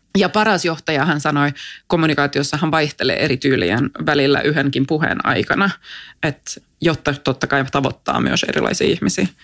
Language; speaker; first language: Finnish; non-native, local second language; Swedish